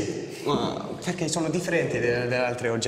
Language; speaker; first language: Italian; non-native, learner; English